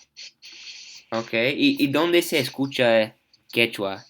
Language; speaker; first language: Spanish; non-native, fluent; English